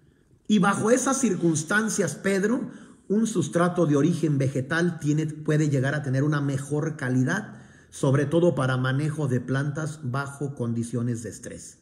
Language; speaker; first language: Spanish; native; Spanish